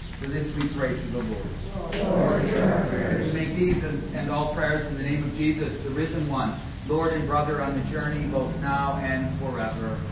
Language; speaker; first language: English; native; English